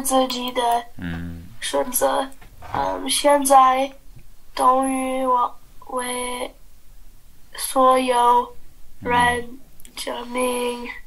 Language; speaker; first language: Chinese; non-native, learner; English